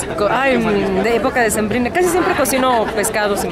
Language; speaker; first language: Spanish; native; Spanish